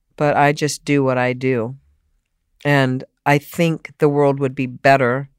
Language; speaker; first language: English; native; English